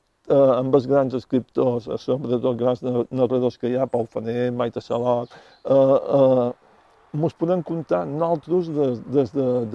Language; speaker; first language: Catalan; native; Catalan